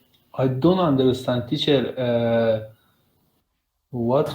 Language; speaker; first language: English; non-native, learner; Persian